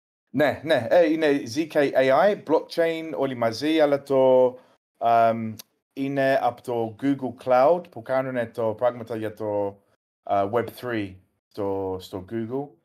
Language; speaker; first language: Greek; early bilingual, heritage; English